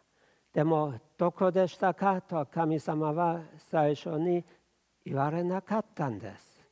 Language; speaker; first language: Japanese; non-native, fluent; German